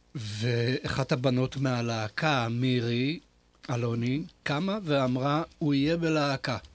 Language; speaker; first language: Hebrew; non-native, fluent; Polish